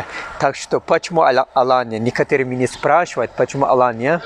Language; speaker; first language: Russian; non-native, learner; Turkish